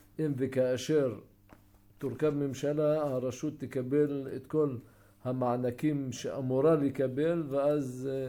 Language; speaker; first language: Hebrew; non-native, local second language; Arabic